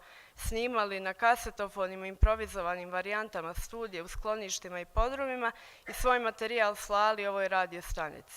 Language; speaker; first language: Bosnian; native; Bosnian